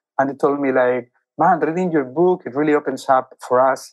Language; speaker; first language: English; non-native, fluent; Spanish